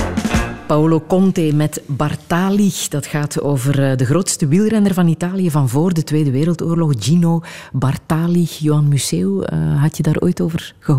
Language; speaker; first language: Dutch; native; Dutch